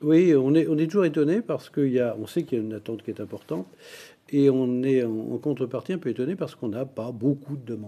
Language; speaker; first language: French; native; French